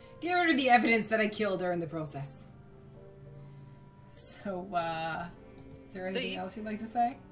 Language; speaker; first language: English; native; English